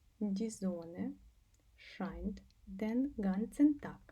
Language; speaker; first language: German; non-native, fluent; Ukrainian